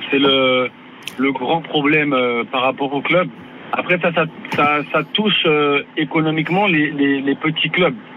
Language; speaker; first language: French; native; French